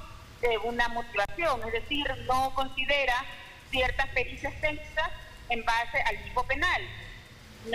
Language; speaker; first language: Spanish; native; Spanish